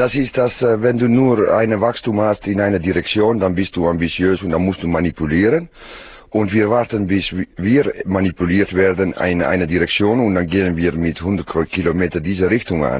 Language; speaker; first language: German; non-native, learner; Dutch